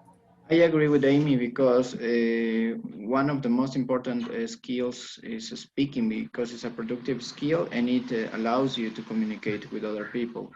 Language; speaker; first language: English; non-native, fluent; Spanish